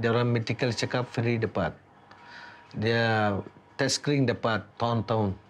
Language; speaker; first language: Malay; non-native, learner; Rohingya